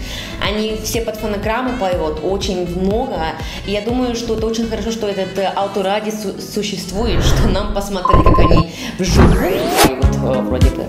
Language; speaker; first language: Russian; early bilingual, heritage; Russian